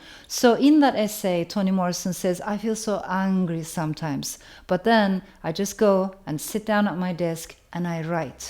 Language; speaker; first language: English; non-native, fluent; Turkish